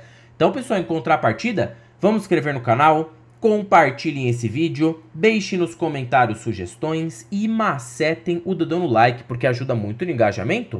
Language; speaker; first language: Portuguese; native; Portuguese